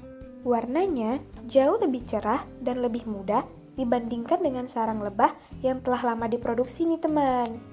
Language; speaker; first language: Indonesian; native; Indonesian